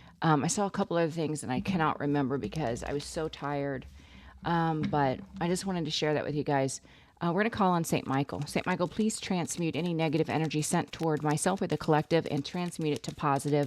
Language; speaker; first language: English; native; English